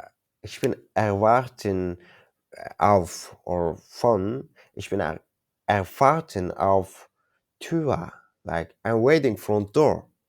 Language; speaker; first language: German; non-native, learner; Turkish